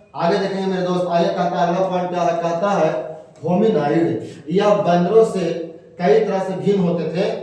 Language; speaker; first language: Hindi; native; Hindi